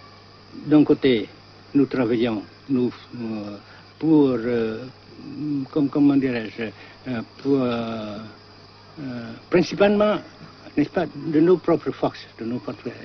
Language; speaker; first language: French; non-native, local second language; Vietnamese